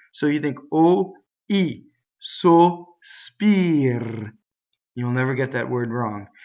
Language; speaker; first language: English; native; English